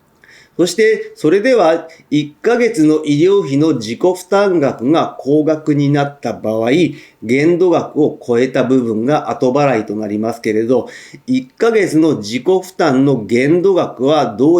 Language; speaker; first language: Japanese; native; Japanese